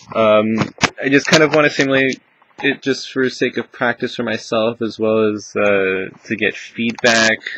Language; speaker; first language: English; native; English